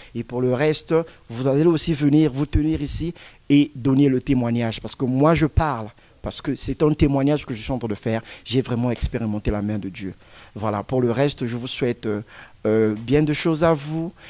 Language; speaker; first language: French; non-native, local second language; Lingala